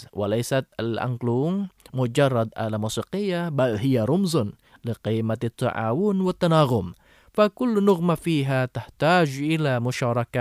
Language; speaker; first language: Arabic; non-native, fluent; Indonesian